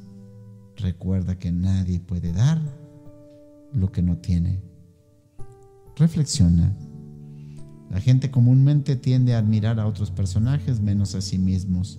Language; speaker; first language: Spanish; native; Spanish